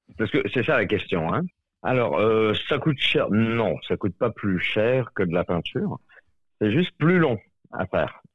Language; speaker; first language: French; native; French